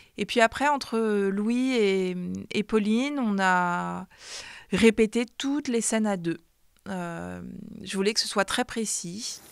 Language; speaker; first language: French; native; French